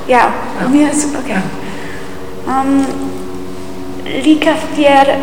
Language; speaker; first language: Icelandic; non-native, learner; English